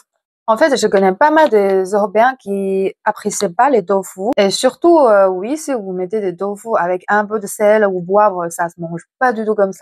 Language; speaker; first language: French; non-native, fluent; Chinese